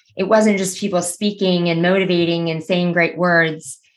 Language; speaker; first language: English; native; English